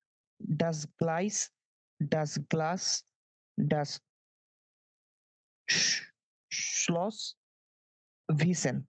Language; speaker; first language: German; non-native, learner; Bangla